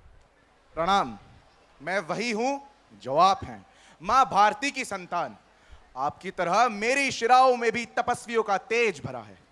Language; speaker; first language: Hindi; native; Hindi